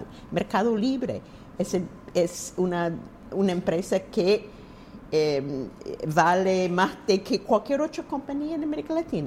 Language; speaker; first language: Spanish; non-native, fluent; English